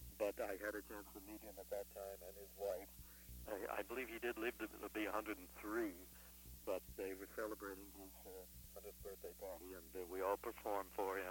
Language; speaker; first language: English; native; English